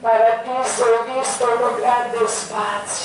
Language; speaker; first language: Italian; non-native, learner; Croatian